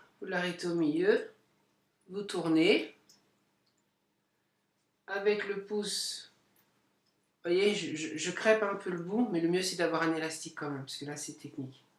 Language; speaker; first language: French; native; French